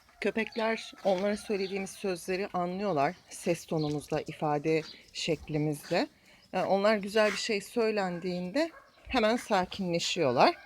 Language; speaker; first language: Turkish; native; Turkish